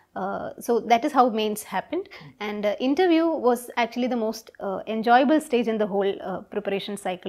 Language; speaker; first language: English; non-native, local second language; Malayalam